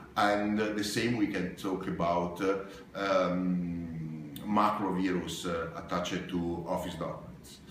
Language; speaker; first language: English; non-native, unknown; Italian